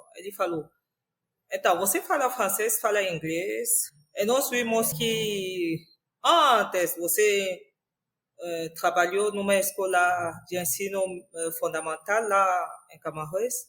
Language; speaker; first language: Portuguese; non-native, fluent; French